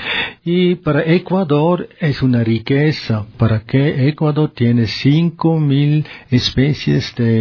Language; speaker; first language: Spanish; non-native, learner; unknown